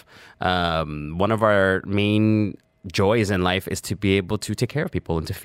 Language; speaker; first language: English; native; English